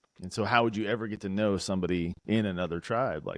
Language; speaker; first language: English; native; English